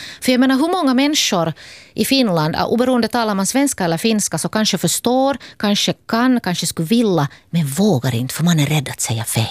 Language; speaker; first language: Swedish; native; Swedish